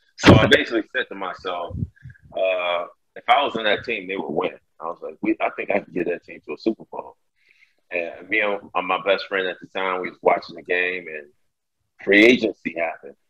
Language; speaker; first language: English; native; English